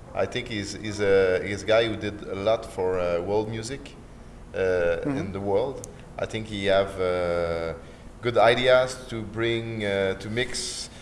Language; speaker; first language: English; non-native, fluent; French